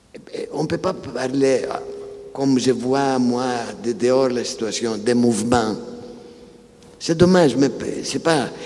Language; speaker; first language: French; non-native, fluent; Greek